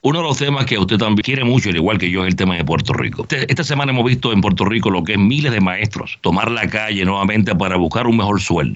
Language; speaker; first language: Spanish; native; Spanish